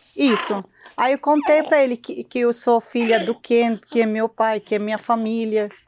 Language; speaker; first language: Portuguese; non-native, learner; Arabic